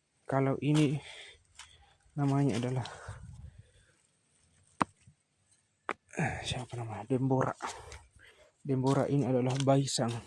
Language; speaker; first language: Indonesian; native; Indonesian